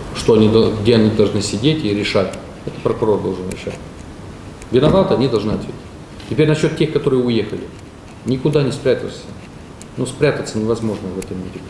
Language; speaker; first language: Russian; non-native, local second language; Romanian